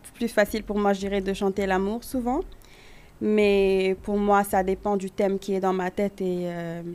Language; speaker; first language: French; non-native, local second language; Wolof